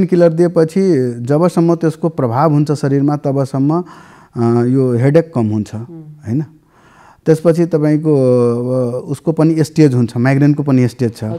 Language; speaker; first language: Nepali; non-native, local second language; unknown